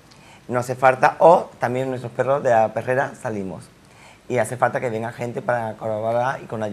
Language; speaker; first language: Spanish; native; Spanish